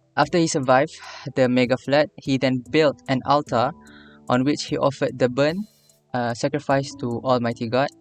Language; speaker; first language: English; non-native, local second language; Malay